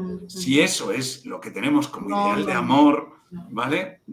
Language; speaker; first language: Spanish; native; Spanish